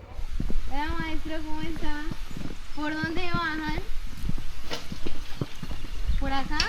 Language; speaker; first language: Spanish; native; Spanish